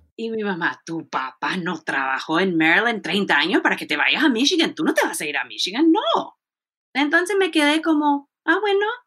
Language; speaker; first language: Spanish; early bilingual, heritage; Spanish